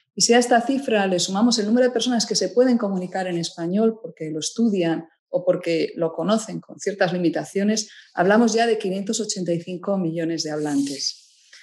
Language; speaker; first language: Spanish; native; Spanish